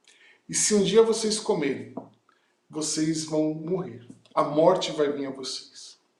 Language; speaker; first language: Portuguese; native; Portuguese